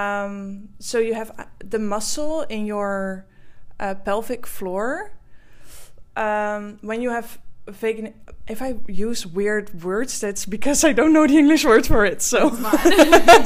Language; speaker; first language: English; non-native, fluent; Dutch